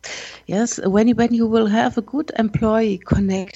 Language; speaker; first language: English; non-native, learner; German